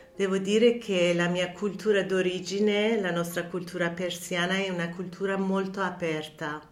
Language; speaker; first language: Italian; non-native, fluent; Persian